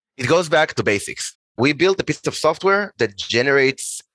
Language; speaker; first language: English; non-native, fluent; Hebrew